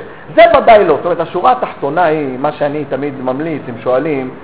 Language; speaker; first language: Hebrew; native; Hebrew